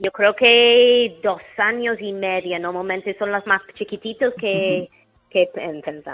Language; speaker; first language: Spanish; non-native, fluent; English